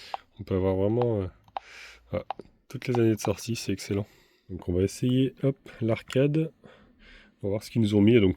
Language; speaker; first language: French; native; French